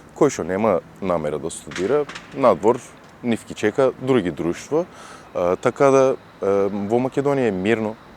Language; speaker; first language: Macedonian; non-native, fluent; Turkish